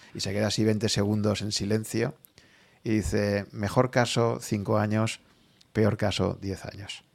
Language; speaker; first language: Spanish; native; Spanish